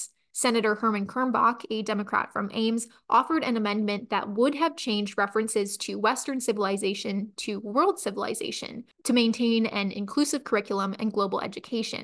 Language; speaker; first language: English; native; English